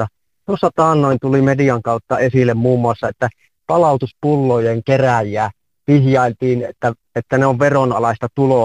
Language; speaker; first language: Finnish; native; Finnish